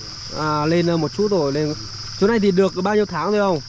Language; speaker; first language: Vietnamese; native; Vietnamese